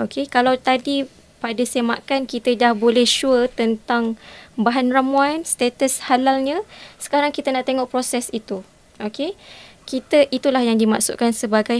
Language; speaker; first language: Malay; native; Malay